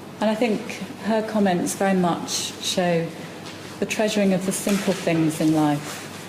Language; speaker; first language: English; native; English